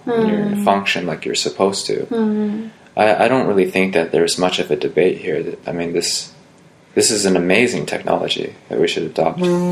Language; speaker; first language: English; native; English